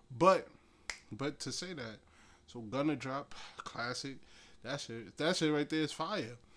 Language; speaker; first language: English; native; English